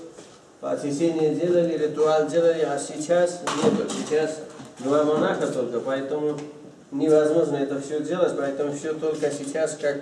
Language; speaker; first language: Russian; non-native, learner; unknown